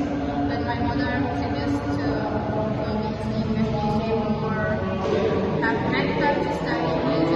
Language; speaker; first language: English; non-native, learner; Indonesian